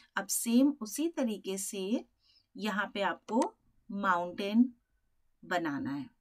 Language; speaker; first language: Hindi; native; Hindi